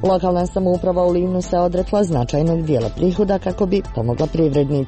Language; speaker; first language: Croatian; native; Croatian